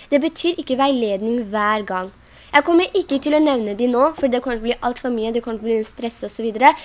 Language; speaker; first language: Norwegian; non-native, local second language; Urdu